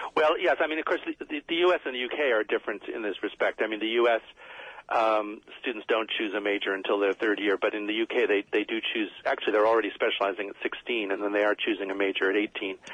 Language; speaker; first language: English; native; English